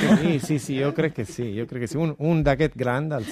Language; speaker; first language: Catalan; non-native, fluent; Italian